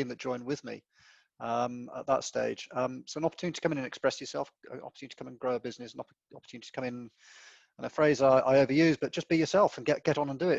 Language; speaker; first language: English; native; English